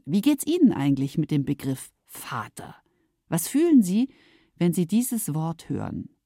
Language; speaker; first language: German; native; German